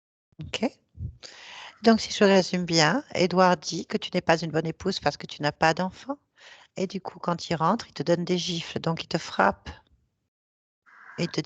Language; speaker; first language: French; native; French